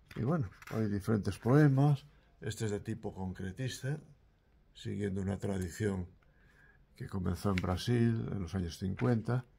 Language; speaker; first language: Spanish; native; Spanish